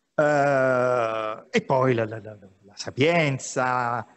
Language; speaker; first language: Italian; native; Italian